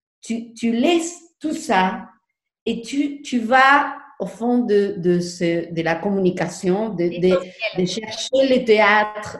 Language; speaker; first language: French; non-native, learner; Spanish